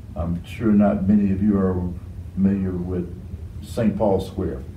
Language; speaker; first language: English; native; English